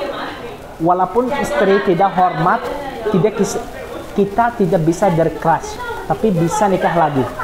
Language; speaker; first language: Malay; non-native, learner; Arabic